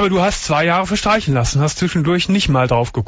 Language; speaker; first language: German; native; German